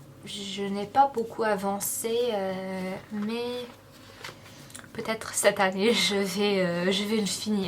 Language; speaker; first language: French; non-native, fluent; English